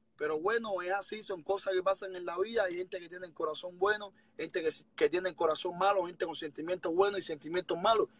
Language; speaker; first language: Spanish; native; Spanish